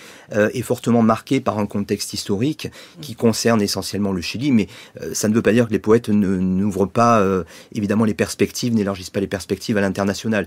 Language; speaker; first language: French; native; French